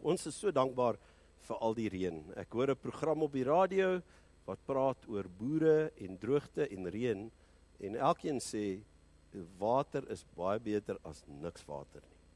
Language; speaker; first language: Afrikaans; early bilingual, heritage; Afrikaans